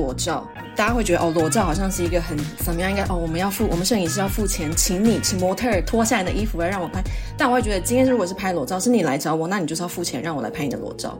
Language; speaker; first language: Chinese; native; Chinese